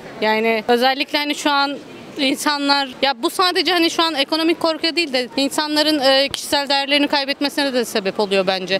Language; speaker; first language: Turkish; early bilingual, heritage; Turkish